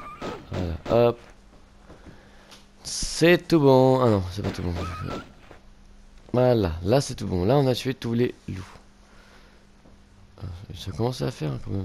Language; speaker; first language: French; native; French